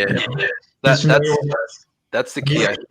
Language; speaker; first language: English; native; English